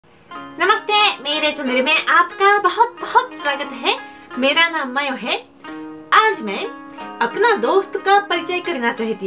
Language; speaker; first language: Hindi; non-native, fluent; Japanese